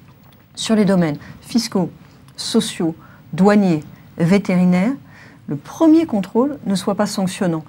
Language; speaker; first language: French; native; French